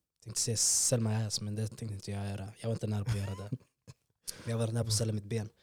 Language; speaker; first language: Swedish; early bilingual, other home language; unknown